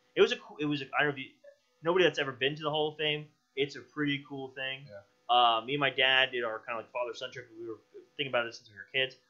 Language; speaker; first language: English; native; English